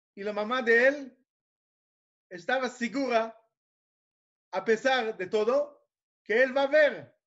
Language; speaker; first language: Spanish; non-native, fluent; Hebrew